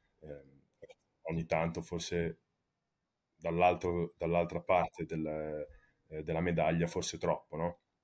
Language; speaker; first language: Italian; early bilingual, heritage; Italian